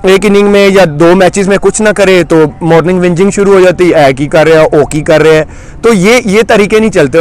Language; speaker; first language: Urdu; non-native, local second language; Punjabi